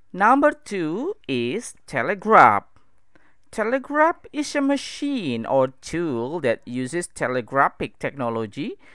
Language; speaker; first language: English; non-native, fluent; Indonesian